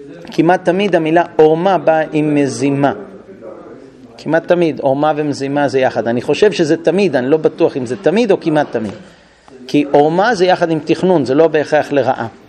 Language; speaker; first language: Hebrew; non-native, fluent; English